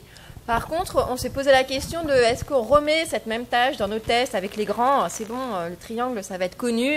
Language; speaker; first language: French; native; French